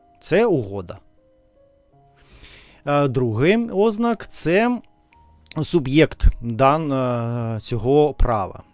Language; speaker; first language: Ukrainian; non-native, learner; Russian